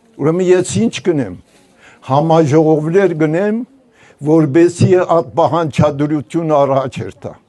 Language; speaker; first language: Armenian; non-native, local second language; Turkish